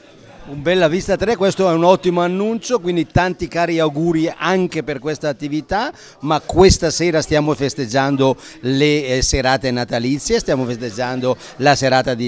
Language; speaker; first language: Italian; native; Italian